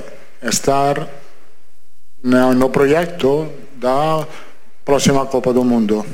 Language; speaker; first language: Portuguese; non-native, fluent; Italian